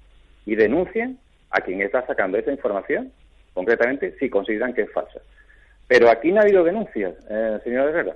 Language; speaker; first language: Spanish; native; Spanish